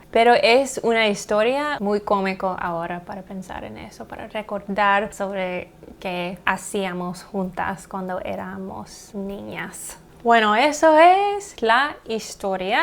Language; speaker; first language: Spanish; non-native, fluent; English